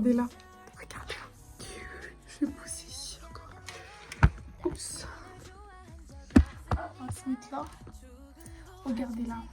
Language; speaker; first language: French; native; French